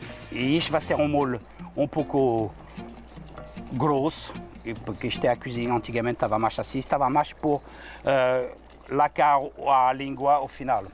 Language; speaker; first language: Portuguese; non-native, fluent; French